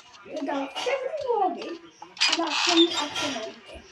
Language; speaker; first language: Czech; non-native, local second language; Polish